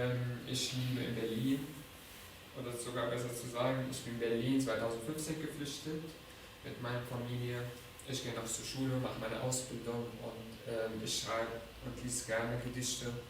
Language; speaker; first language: German; non-native, fluent; Arabic